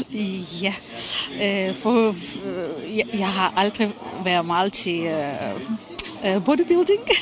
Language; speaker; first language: Danish; non-native, fluent; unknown